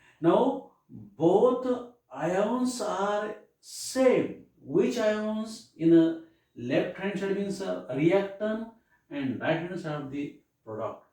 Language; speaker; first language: English; non-native, local second language; Marathi